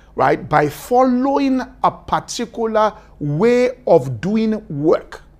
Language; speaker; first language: English; non-native, local second language; Yoruba